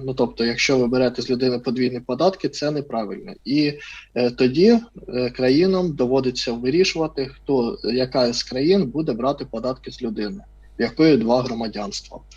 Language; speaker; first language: Ukrainian; non-native, fluent; Russian